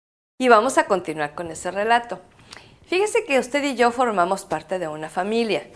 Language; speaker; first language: Spanish; native; Spanish